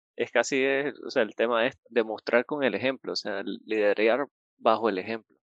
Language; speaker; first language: Spanish; native; Spanish